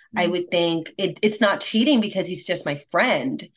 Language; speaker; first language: English; non-native, fluent; Spanish